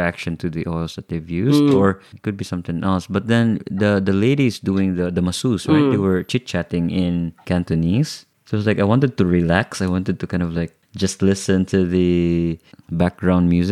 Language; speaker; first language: English; non-native, local second language; Cebuano